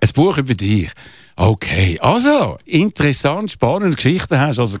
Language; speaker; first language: German; native; German